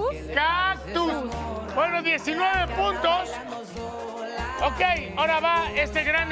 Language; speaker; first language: Spanish; native; Spanish